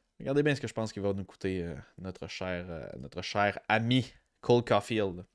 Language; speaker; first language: French; native; French